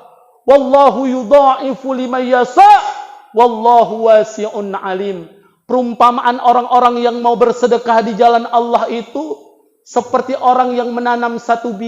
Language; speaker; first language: Indonesian; native; Indonesian